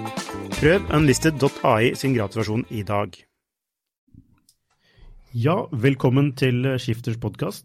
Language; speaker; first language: Norwegian; native; Norwegian